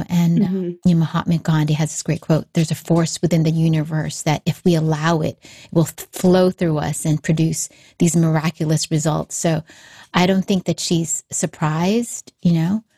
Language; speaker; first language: English; native; English